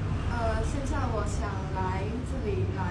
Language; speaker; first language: Chinese; non-native, learner; Khmer